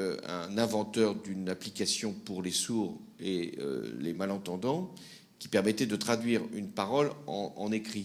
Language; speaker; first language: French; native; French